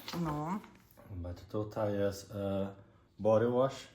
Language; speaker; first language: Polish; non-native, learner; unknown